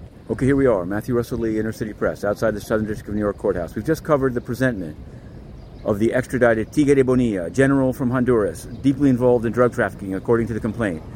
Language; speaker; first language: English; native; English